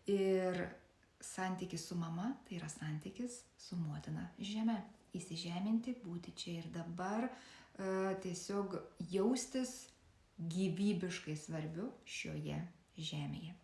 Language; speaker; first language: Lithuanian; native; Lithuanian